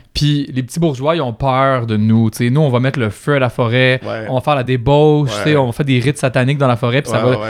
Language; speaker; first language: French; native; French